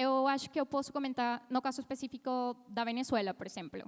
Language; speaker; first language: Portuguese; non-native, fluent; Spanish